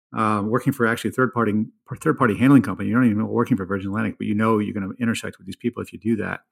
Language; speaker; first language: English; native; English